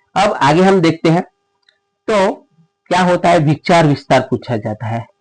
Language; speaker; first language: Hindi; non-native, local second language; Gujarati